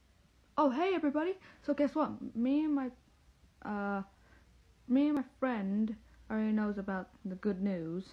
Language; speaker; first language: English; native; English